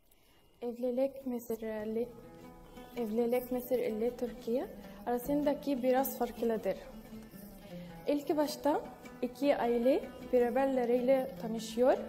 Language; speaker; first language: Turkish; non-native, learner; Arabic